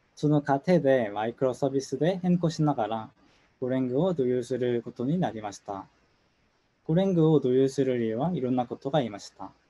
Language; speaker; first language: Japanese; non-native, learner; Korean